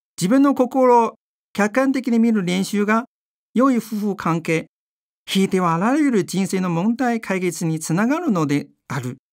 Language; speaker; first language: Japanese; non-native, fluent; Chinese